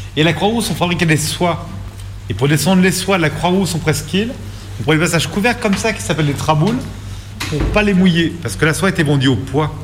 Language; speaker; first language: French; native; French